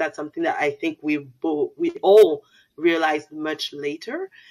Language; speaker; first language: English; non-native, fluent; Soninke